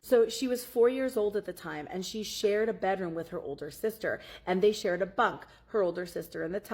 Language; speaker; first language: English; native; English